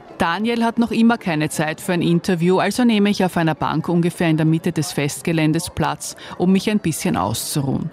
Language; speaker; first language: German; native; German